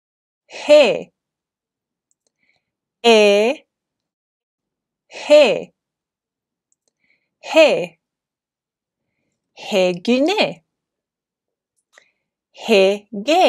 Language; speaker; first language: Greek; non-native, fluent; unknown